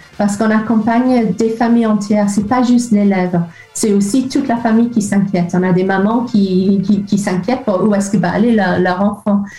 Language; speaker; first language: French; non-native, fluent; English